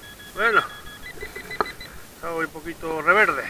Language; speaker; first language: Spanish; native; Spanish